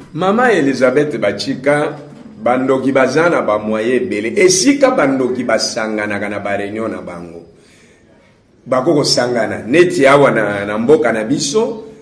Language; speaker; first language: Lingala; non-native, local second language; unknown